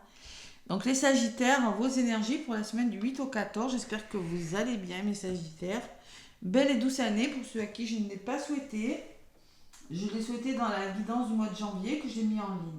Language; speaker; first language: French; native; French